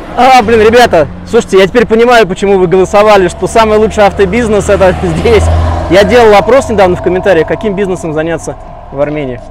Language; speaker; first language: Russian; native; Russian